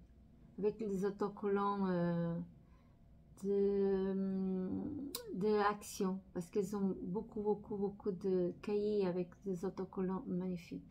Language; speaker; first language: French; non-native, fluent; Portuguese